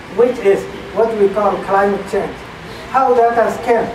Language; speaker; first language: English; non-native, fluent; Somali